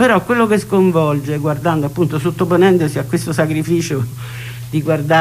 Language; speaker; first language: Italian; native; Italian